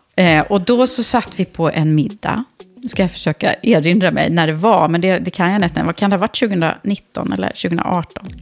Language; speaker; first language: Swedish; native; Swedish